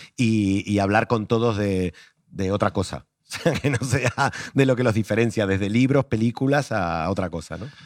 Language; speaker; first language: Spanish; native; Spanish